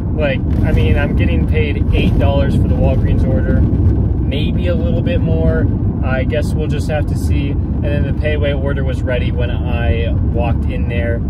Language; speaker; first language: English; native; English